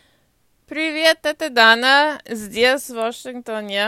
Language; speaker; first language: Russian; non-native, learner; English